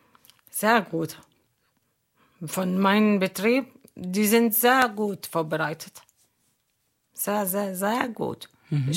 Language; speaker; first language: German; non-native, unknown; Arabic